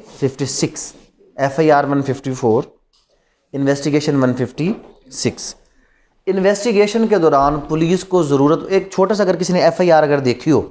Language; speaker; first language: Urdu; non-native, local second language; Punjabi